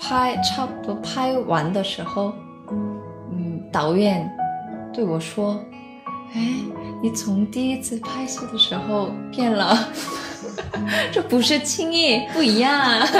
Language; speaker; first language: Chinese; non-native, learner; Korean